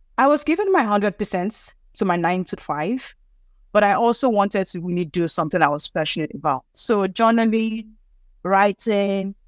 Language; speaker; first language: English; non-native, local second language; Yoruba